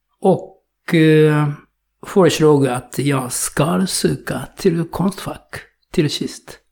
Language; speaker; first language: Swedish; non-native, fluent; Japanese